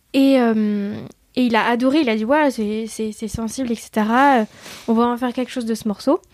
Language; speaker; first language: French; early bilingual, other home language; Vietnamese